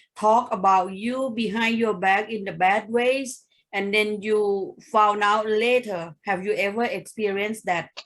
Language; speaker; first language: English; non-native, fluent; Thai